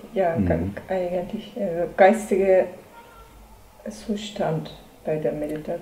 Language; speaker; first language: German; non-native, learner; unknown